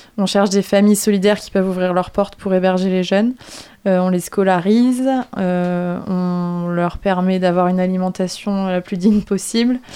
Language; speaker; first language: French; native; French